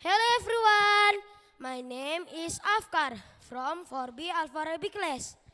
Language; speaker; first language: English; non-native, learner; Indonesian